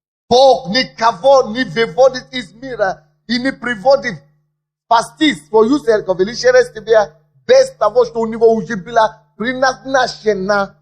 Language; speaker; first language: Russian; non-native, fluent; Yoruba